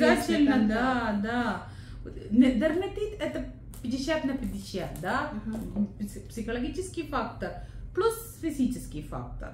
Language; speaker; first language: Russian; non-native, learner; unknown